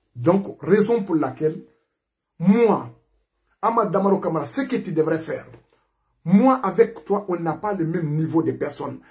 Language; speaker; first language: French; non-native, local second language; Mandingo